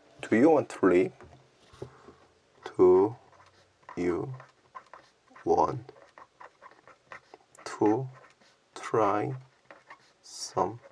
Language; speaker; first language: English; non-native, learner; Korean